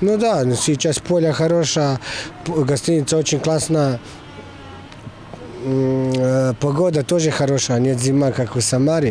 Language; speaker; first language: Russian; non-native, learner; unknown